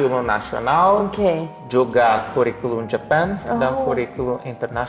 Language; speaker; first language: Indonesian; non-native, learner; Portuguese